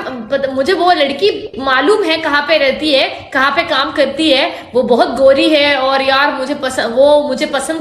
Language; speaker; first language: Hindi; non-native, learner; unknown